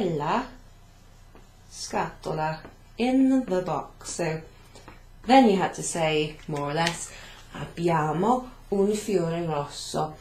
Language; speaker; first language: Italian; non-native, fluent; English